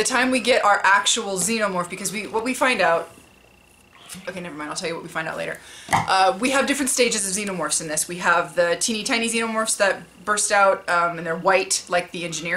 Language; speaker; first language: English; native; English